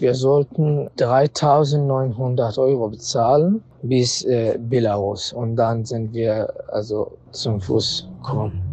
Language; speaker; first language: German; non-native, learner; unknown